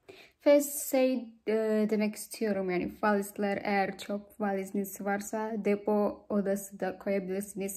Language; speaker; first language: Turkish; non-native, learner; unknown